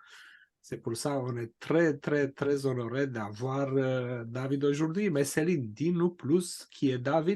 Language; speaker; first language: French; non-native, fluent; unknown